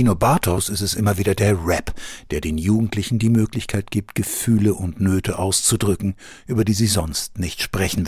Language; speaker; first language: German; native; German